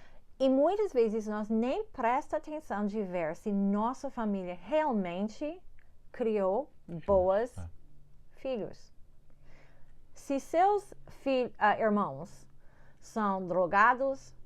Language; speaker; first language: Portuguese; non-native, fluent; English